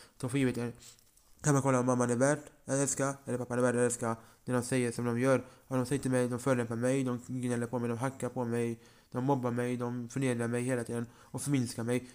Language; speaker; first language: Swedish; early bilingual, other home language; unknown